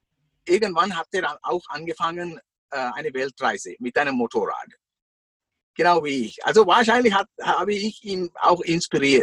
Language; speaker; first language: German; non-native, fluent; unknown